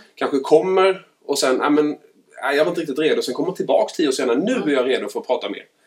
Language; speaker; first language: Swedish; native; Swedish